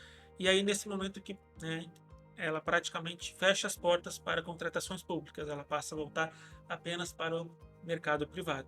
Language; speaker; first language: Portuguese; native; Portuguese